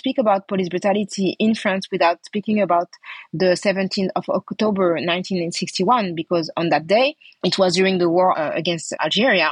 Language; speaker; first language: English; non-native, fluent; French